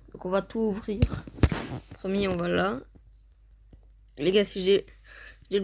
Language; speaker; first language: French; native; French